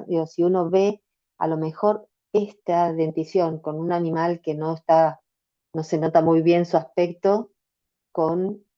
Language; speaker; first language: Spanish; native; Spanish